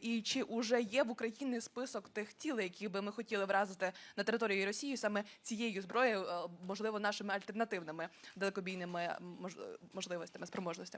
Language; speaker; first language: Ukrainian; native; Ukrainian